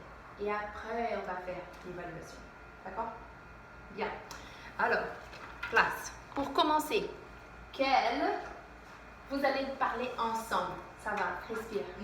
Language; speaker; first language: French; non-native, fluent; English